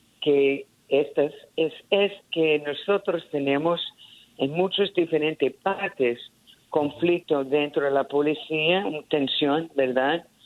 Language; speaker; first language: Spanish; early bilingual, heritage; Spanish